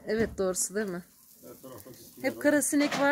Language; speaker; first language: Turkish; native; Turkish